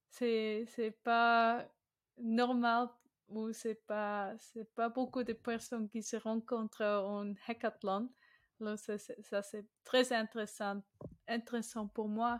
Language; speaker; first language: French; non-native, learner; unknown